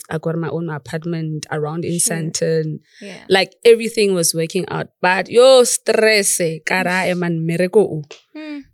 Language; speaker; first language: English; non-native, local second language; Tswana